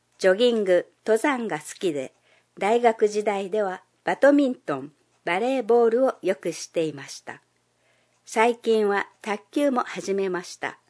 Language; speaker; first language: Japanese; non-native, fluent; Chinese